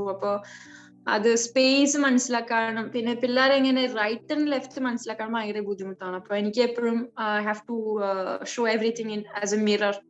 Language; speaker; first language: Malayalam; non-native, fluent; French